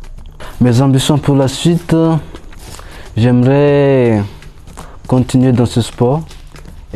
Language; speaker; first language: French; non-native, local second language; Malagasy